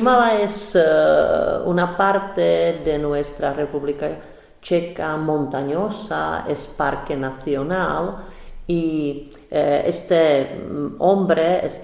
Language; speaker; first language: Spanish; non-native, fluent; Czech